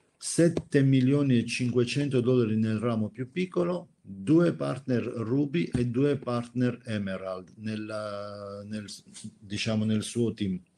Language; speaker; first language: Italian; non-native, fluent; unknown